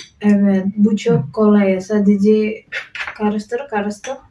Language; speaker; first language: Turkish; non-native, learner; Indonesian